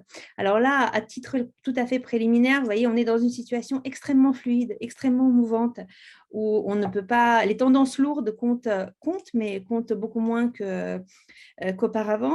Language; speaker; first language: French; native; French